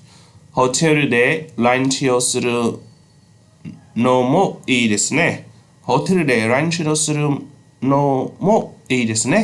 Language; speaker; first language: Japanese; non-native, learner; Khmer